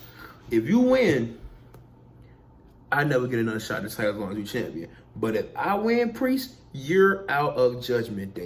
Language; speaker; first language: English; native; English